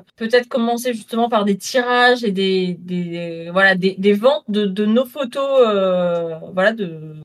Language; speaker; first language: French; native; French